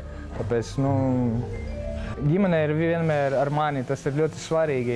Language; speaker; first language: Latvian; non-native, local second language; Russian